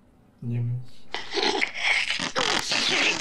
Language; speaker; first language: Russian; non-native, learner; Serbian